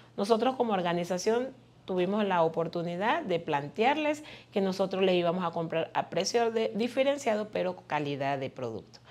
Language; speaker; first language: Spanish; native; Spanish